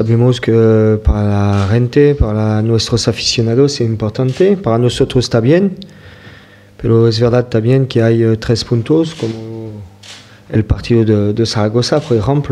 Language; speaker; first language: Spanish; non-native, fluent; French